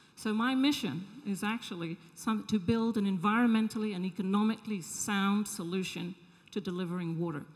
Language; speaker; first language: English; native; English